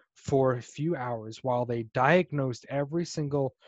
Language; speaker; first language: English; native; English